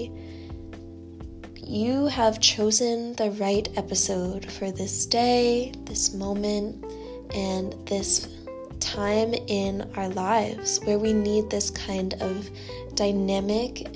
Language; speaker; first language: English; native; English